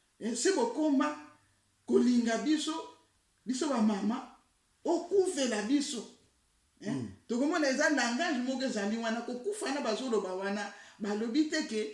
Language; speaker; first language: Lingala; non-native, local second language; Kongo